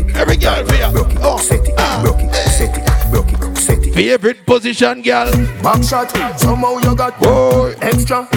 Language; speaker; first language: English; non-native, local second language; Jamaican Creole English